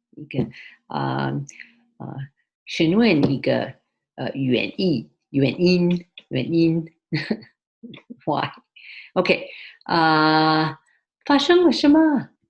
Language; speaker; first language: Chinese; early bilingual, heritage; Chinese